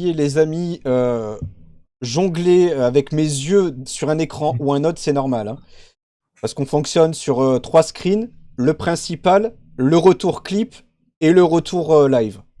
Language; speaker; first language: French; native; French